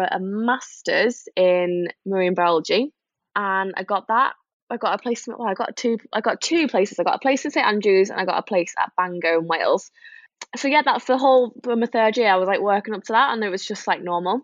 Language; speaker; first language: English; native; English